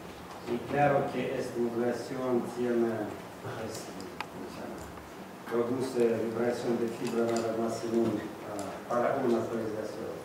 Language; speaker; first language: Spanish; non-native, fluent; Russian